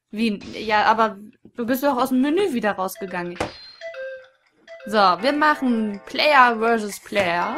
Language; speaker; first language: German; native; German